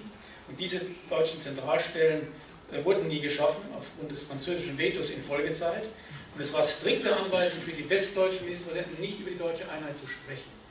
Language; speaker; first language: German; native; German